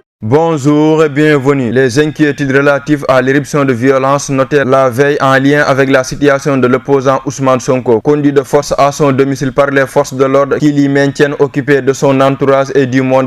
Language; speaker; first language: French; non-native, local second language; Wolof